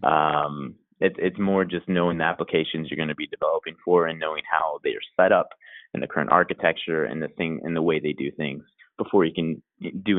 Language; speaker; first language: English; native; English